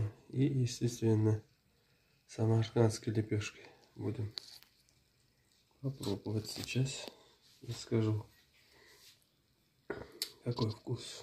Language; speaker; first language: Russian; non-native, learner; Uzbek